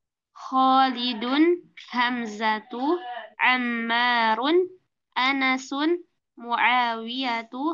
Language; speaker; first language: Arabic; non-native, learner; Indonesian